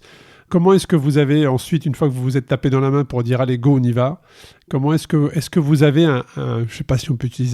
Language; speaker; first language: French; native; French